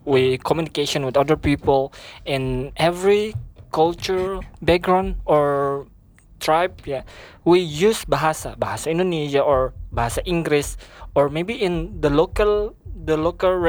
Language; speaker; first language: English; non-native, learner; Indonesian